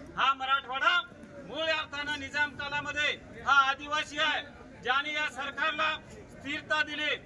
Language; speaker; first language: Marathi; non-native, local second language; Lambadi